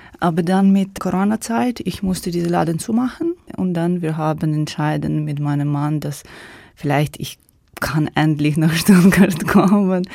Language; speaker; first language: German; non-native, learner; Ukrainian